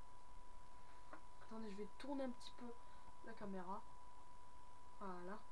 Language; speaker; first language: French; native; French